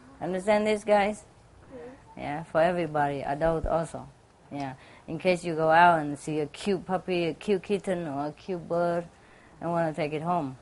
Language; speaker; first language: English; non-native, fluent; Vietnamese